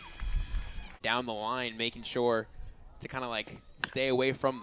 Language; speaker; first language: English; native; English